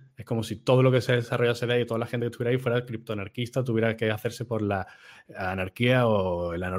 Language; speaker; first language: Spanish; native; Spanish